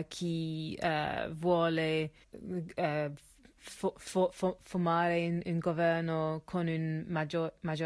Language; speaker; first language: Italian; non-native, learner; English